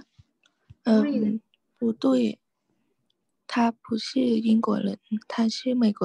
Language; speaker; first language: Chinese; non-native, learner; Thai